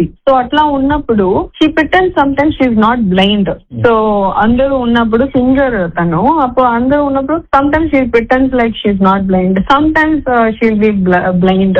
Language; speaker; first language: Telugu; non-native, fluent; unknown